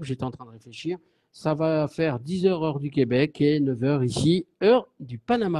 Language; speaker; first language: French; native; French